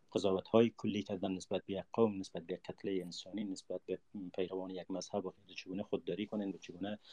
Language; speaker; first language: Persian; native; Persian